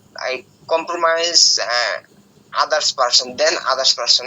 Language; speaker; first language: English; non-native, learner; Bangla